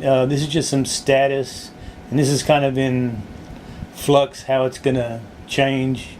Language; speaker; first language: English; native; English